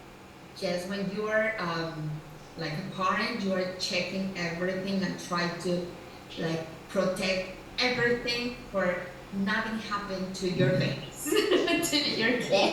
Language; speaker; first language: English; non-native, learner; Spanish